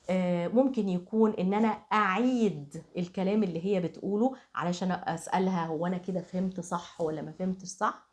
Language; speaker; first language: Arabic; native; Arabic